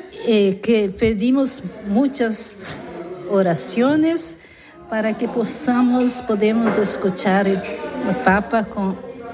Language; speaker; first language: Spanish; non-native, learner; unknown